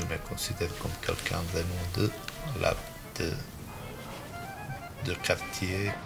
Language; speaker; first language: French; non-native, fluent; Bosnian